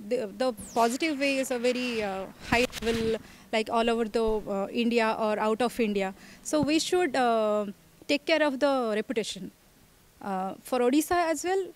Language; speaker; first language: English; non-native, local second language; Odia